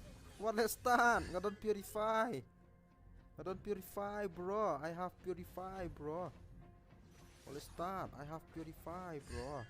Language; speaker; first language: English; non-native, local second language; Khasi